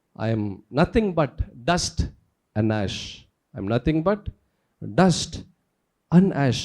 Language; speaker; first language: English; non-native, local second language; Tamil